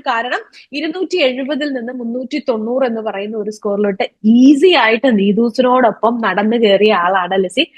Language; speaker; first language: Malayalam; native; Malayalam